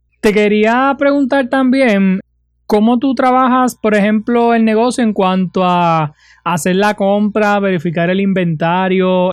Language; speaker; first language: Spanish; native; Spanish